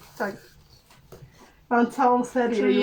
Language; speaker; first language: Polish; native; Polish